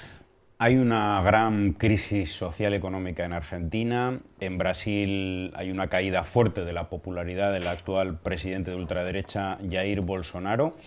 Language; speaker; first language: Spanish; native; Spanish